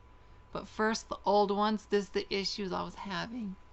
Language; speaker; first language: English; native; English